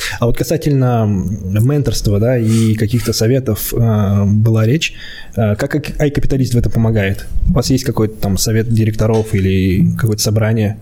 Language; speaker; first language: Russian; native; Russian